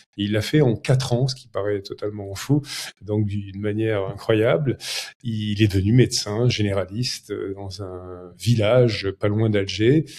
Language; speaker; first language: French; native; French